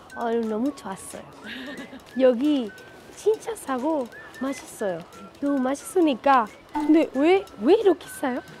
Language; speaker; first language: Korean; non-native, learner; Spanish